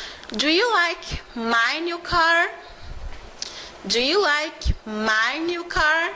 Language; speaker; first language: English; non-native, fluent; Portuguese